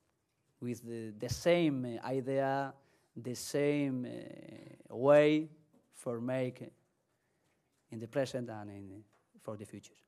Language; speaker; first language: English; non-native, learner; Spanish